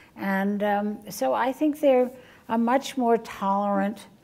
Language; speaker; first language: English; native; English